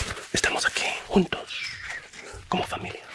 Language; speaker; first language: Spanish; non-native, fluent; English